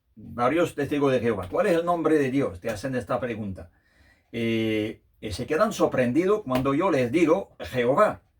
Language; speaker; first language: Spanish; non-native, fluent; French